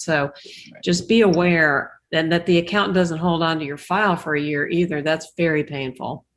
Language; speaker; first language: English; native; English